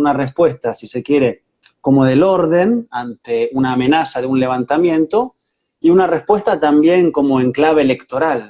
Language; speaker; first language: Spanish; native; Spanish